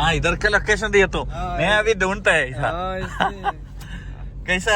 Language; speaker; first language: Hindi; non-native, local second language; Malayalam